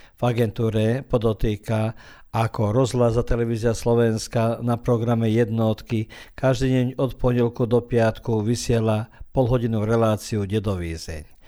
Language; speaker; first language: Slovak; early bilingual, heritage; Slovak